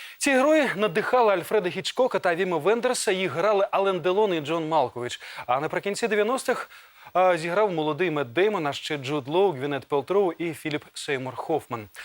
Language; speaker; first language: Ukrainian; native; Ukrainian